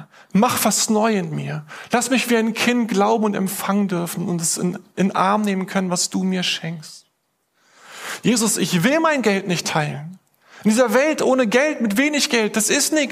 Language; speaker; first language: German; native; German